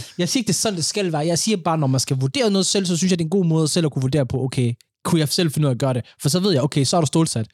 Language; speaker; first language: Danish; early bilingual, other home language; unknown